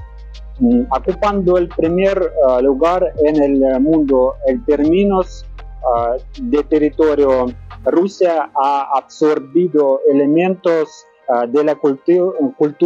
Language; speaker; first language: Spanish; non-native, learner; Russian